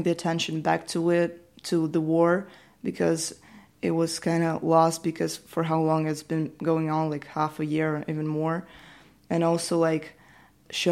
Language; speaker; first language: English; non-native, fluent; Ukrainian